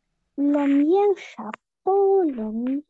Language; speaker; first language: French; non-native, learner; Russian